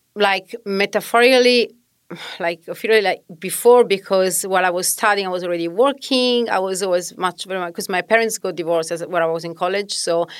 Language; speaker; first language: English; non-native, fluent; Italian